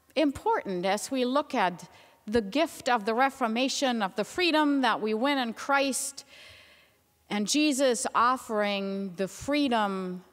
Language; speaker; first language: English; non-native, fluent; German